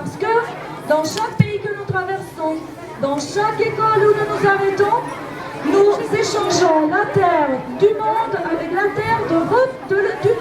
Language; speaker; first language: French; non-native, fluent; Romanian